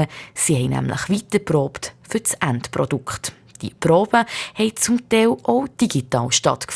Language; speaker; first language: German; native; German